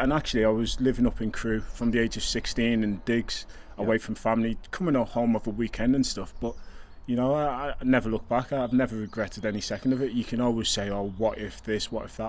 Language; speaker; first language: English; native; English